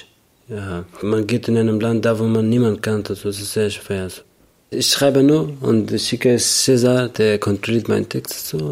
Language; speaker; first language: German; non-native, learner; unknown